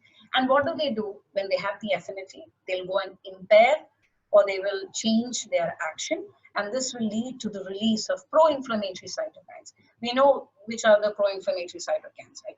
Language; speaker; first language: English; non-native, local second language; Malayalam